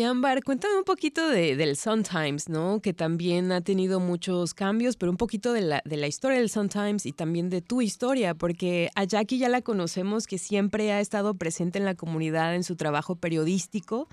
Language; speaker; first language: Spanish; native; Spanish